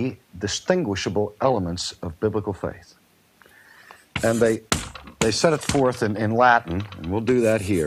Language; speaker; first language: English; native; English